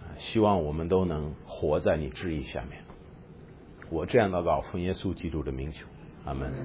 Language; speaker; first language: Chinese; non-native, fluent; English